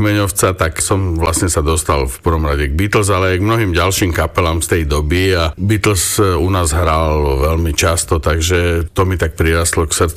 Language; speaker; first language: Slovak; native; Slovak